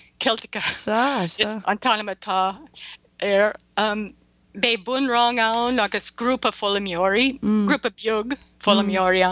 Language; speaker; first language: Irish; non-native, learner; English